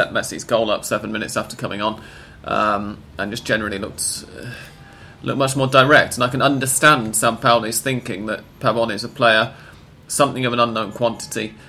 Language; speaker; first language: English; native; English